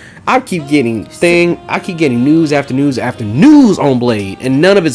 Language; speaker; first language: English; native; English